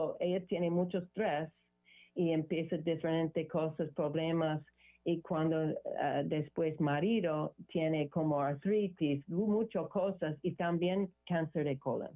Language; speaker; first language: Spanish; non-native, learner; English